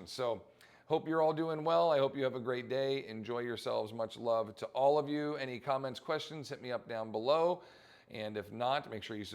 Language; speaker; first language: English; native; English